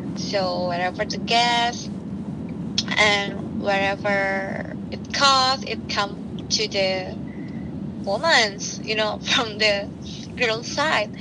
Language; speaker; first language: English; non-native, learner; Indonesian